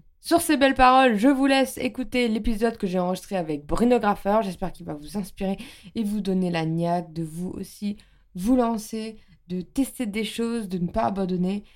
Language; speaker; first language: French; native; French